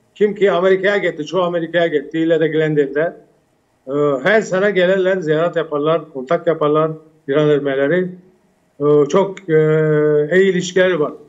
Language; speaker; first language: Turkish; early bilingual, heritage; Turkish